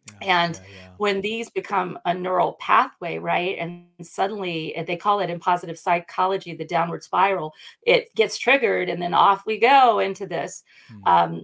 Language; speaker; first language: English; native; English